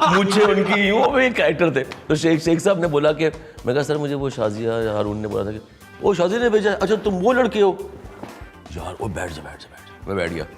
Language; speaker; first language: Urdu; native; Urdu